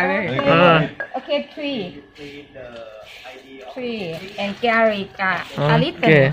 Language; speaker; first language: English; non-native, learner; Thai